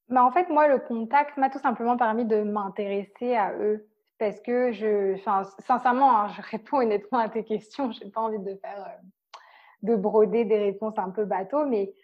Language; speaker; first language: French; native; French